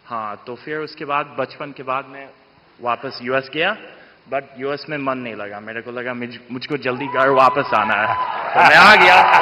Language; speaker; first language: Hindi; non-native, fluent; English